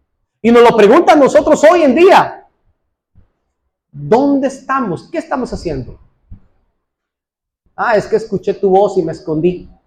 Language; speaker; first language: Spanish; native; Spanish